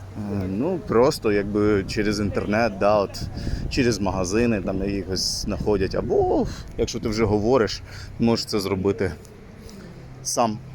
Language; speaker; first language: Ukrainian; native; Ukrainian